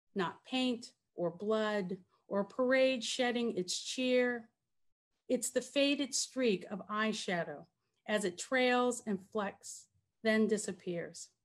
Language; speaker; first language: English; native; English